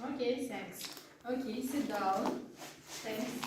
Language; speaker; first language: English; non-native, learner; Kazakh